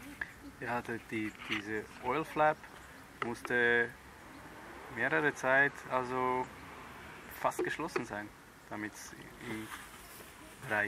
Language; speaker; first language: German; non-native, fluent; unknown